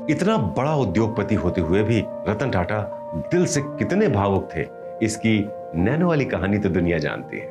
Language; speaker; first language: Hindi; native; Hindi